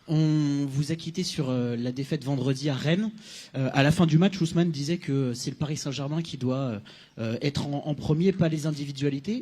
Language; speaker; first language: French; native; French